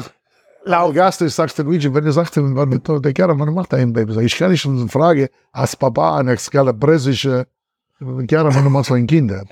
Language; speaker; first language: German; non-native, learner; Italian